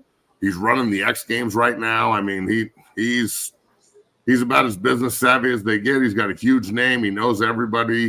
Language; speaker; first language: English; native; English